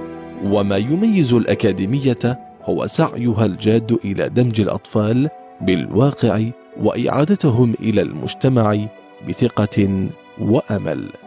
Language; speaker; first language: Arabic; native; Arabic